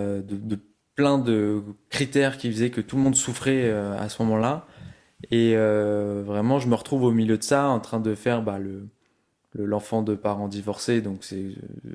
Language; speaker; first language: French; native; French